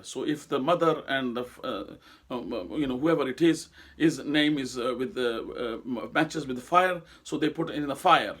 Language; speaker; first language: English; non-native, local second language; Urdu